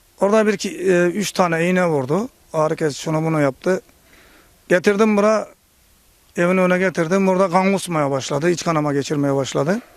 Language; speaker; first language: Turkish; native; Turkish